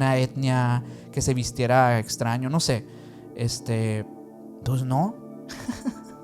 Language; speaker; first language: Spanish; native; Spanish